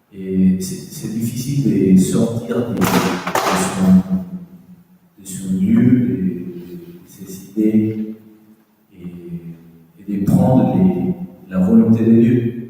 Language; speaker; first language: French; non-native, fluent; Spanish